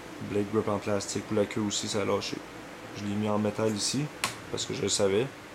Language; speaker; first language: French; native; French